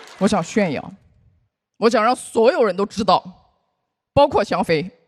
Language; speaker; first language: Chinese; non-native, local second language; Uyghur